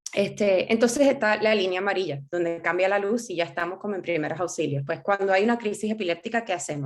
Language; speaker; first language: Spanish; native; Spanish